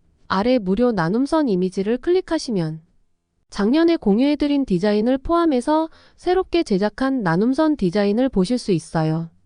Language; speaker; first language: Korean; native; Korean